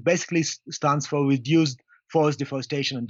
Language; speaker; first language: English; non-native, local second language; Luyia